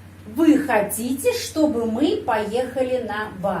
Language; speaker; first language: Russian; non-native, fluent; Indonesian